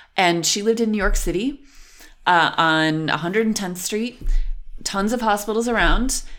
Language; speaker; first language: English; native; English